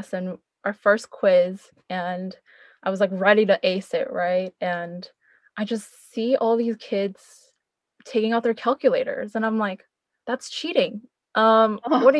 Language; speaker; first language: English; early bilingual, other home language; Korean